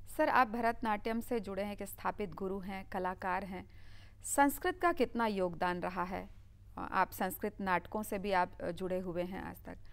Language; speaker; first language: Hindi; native; Hindi